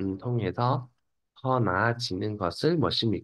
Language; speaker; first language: Korean; non-native, fluent; Vietnamese